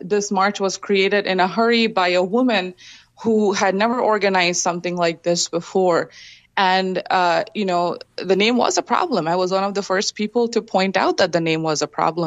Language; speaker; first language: English; non-native, local second language; Bangla